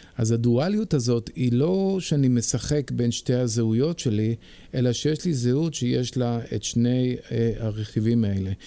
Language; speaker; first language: Hebrew; early bilingual, heritage; Hebrew